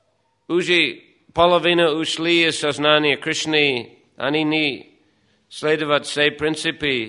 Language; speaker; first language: Russian; non-native, fluent; English